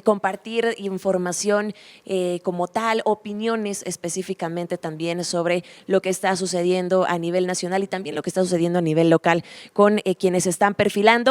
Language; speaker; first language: Spanish; native; Spanish